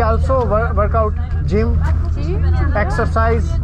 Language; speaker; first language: English; non-native, learner; Urdu